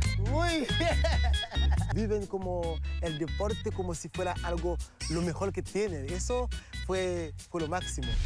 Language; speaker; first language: Spanish; non-native, fluent; Haitian Creole